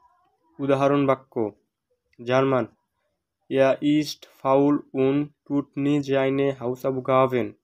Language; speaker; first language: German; non-native, fluent; Bangla